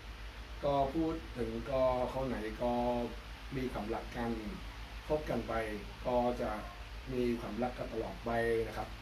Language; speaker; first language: Thai; non-native, learner; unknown